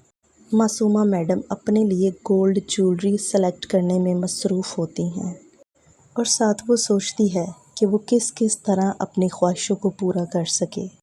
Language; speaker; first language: Urdu; native; Urdu